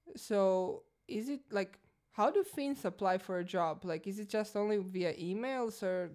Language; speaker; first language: English; non-native, fluent; Croatian